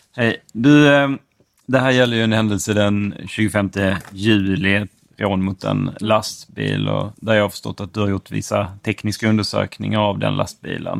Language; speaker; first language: Swedish; native; Swedish